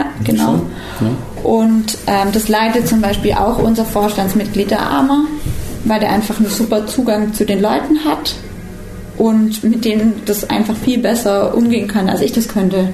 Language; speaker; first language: German; native; German